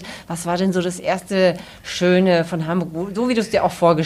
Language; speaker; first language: German; native; German